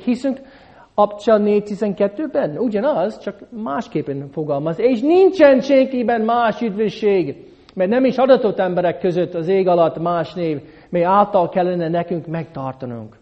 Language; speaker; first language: Hungarian; non-native, fluent; English